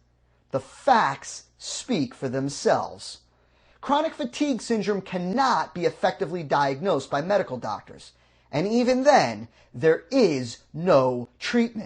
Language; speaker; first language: English; native; English